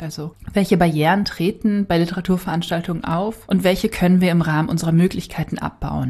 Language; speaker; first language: German; native; German